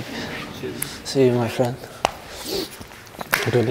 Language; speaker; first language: English; non-native, fluent; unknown